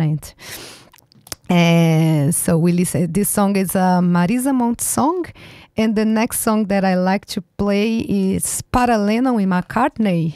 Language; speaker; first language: English; non-native, fluent; Portuguese